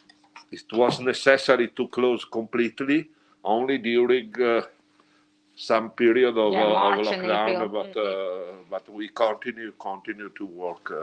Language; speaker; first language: English; non-native, learner; Italian